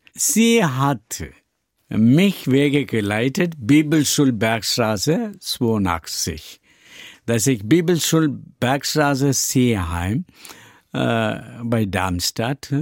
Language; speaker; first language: German; non-native, learner; Tamil